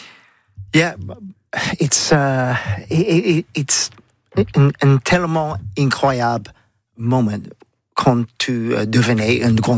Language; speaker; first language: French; non-native, learner; English